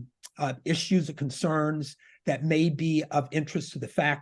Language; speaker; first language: English; native; English